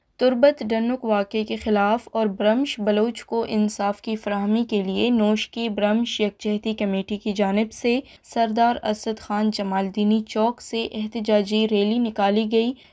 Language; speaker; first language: Urdu; non-native, local second language; Baluchi